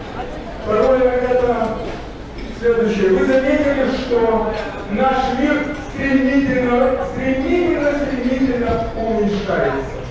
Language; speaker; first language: Russian; native; Russian